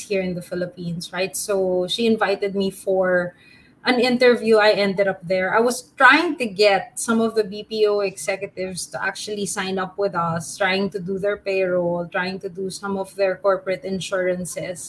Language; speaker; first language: English; non-native, local second language; Filipino